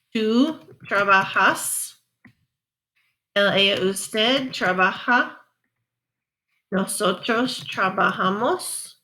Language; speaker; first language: Spanish; non-native, fluent; English